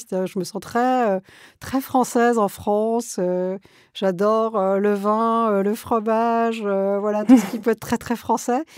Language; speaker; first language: French; early bilingual, other home language; Malayalam